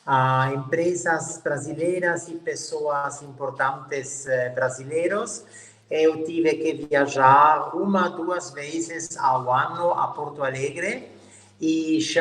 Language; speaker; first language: Portuguese; non-native, learner; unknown